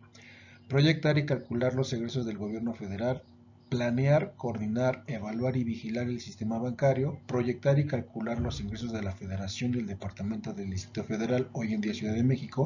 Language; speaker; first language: Spanish; native; Spanish